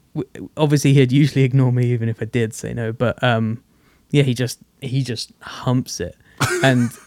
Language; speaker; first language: English; native; English